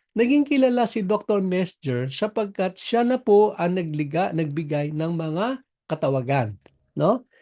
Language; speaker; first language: Filipino; non-native, local second language; Cebuano